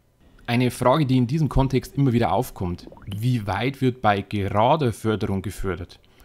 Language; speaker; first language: German; native; German